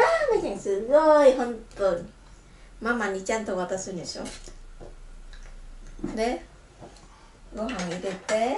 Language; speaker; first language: Japanese; non-native, learner; Vietnamese